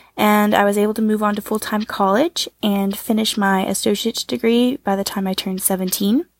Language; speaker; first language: English; native; English